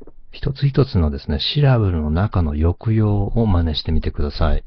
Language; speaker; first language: Japanese; native; Japanese